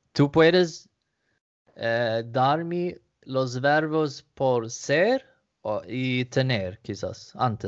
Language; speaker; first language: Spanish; non-native, learner; Swedish